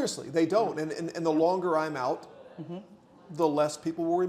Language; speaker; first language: English; native; English